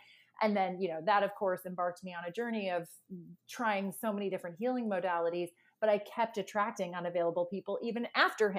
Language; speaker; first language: English; native; English